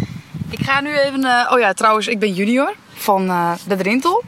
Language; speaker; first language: Dutch; native; Dutch